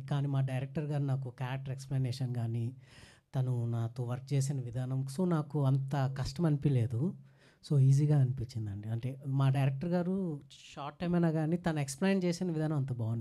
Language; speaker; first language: Telugu; native; Telugu